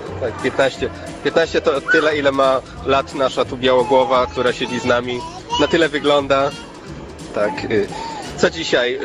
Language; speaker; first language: Polish; native; Polish